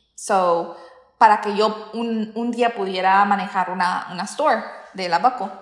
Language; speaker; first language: Spanish; early bilingual, heritage; Spanish